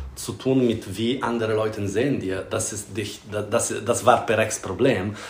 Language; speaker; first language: German; non-native, fluent; Italian